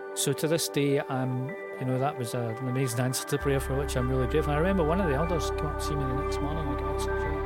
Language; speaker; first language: English; native; English